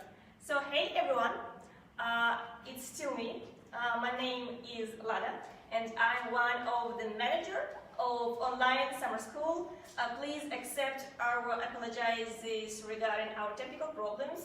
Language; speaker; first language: English; non-native, fluent; Russian